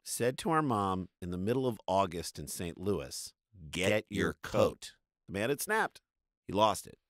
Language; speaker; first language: English; native; English